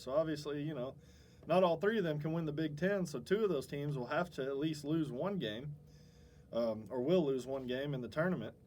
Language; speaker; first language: English; native; English